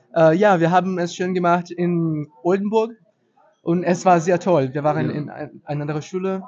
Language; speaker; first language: German; non-native, learner; Portuguese